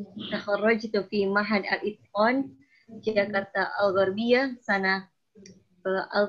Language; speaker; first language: Arabic; non-native, learner; Indonesian